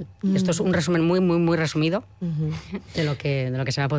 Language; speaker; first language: Spanish; native; Spanish